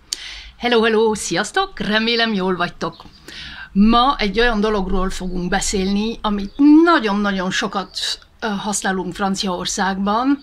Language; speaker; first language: Hungarian; early bilingual, heritage; Hungarian